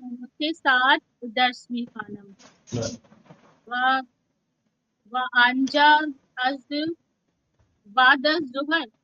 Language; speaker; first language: Persian; non-native, learner; Urdu